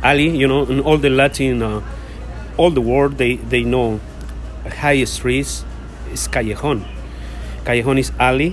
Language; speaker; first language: English; non-native, learner; Spanish